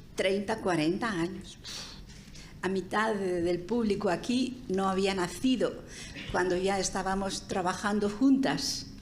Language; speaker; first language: Portuguese; non-native, learner; Spanish